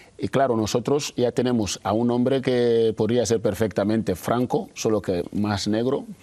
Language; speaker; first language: Spanish; non-native, local second language; Fang